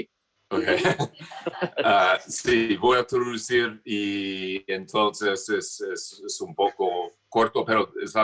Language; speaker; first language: Spanish; non-native, learner; English